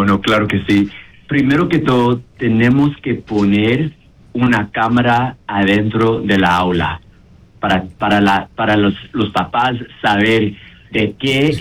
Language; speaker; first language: Spanish; early bilingual, heritage; Spanish